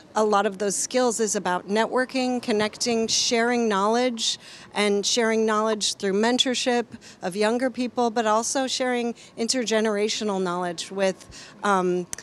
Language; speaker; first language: English; native; English